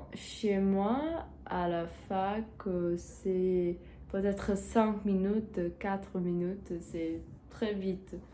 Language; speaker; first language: French; non-native, learner; Portuguese